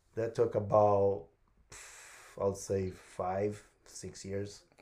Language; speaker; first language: English; non-native, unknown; Portuguese